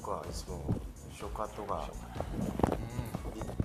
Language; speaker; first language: Japanese; non-native, learner; Korean